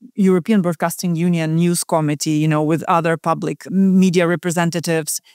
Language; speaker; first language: English; non-native, fluent; Ukrainian